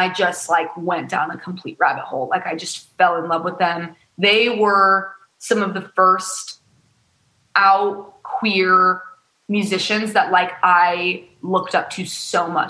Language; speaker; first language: English; native; English